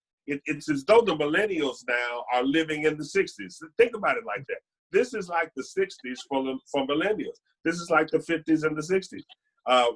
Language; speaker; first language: English; native; English